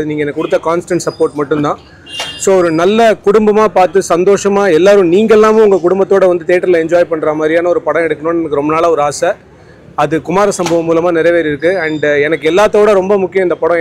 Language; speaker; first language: Tamil; native; Tamil